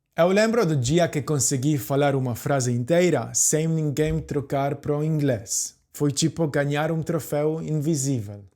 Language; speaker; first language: Portuguese; non-native, fluent; Polish